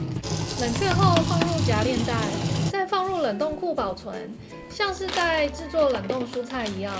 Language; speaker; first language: Chinese; native; Chinese